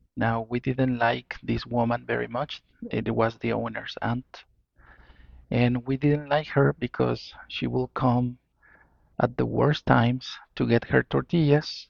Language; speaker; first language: English; non-native, fluent; Spanish